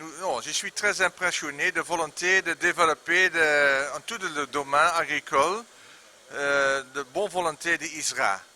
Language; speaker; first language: French; non-native, learner; Dutch